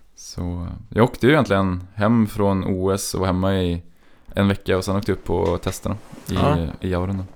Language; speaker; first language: Swedish; native; Swedish